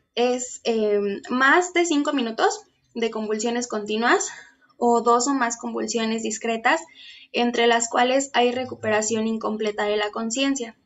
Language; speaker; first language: Spanish; native; Spanish